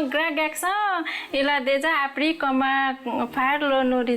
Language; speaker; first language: French; non-native, learner; Nepali